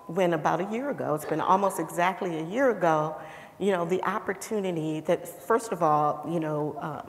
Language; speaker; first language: English; native; English